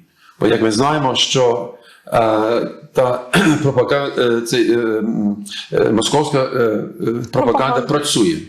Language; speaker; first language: Ukrainian; early bilingual, heritage; English